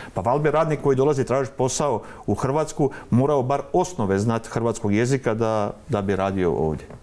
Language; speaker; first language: Croatian; native; Croatian